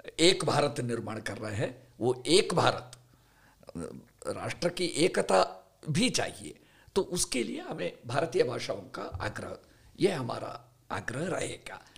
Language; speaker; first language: Hindi; non-native, local second language; Kannada